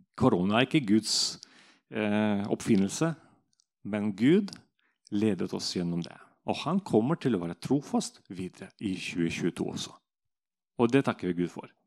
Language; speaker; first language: Norwegian; non-native, fluent; Russian